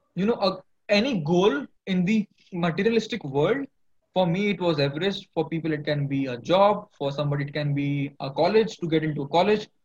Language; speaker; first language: English; non-native, local second language; Hindi